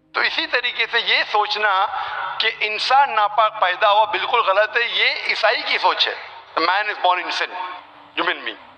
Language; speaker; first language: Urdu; non-native, local second language; Konkani